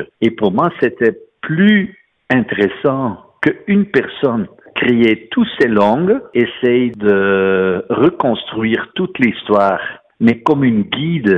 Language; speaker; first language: French; non-native, fluent; Dutch